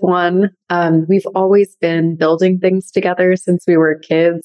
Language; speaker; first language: English; native; English